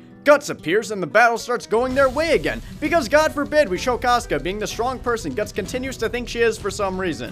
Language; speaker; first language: English; native; English